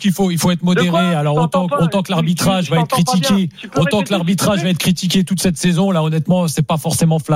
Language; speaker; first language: French; native; French